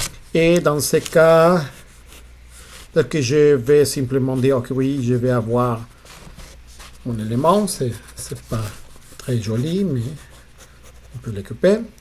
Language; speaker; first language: French; non-native, fluent; Spanish